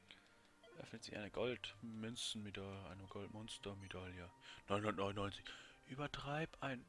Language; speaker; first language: German; native; German